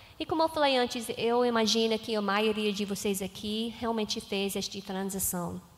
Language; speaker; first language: Portuguese; non-native, learner; English